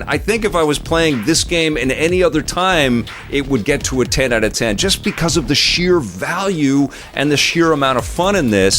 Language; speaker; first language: English; native; English